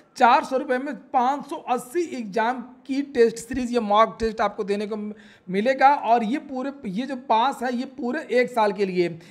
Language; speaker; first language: Hindi; native; Hindi